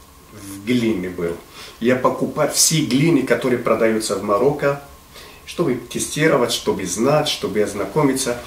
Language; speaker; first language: Russian; non-native, fluent; Arabic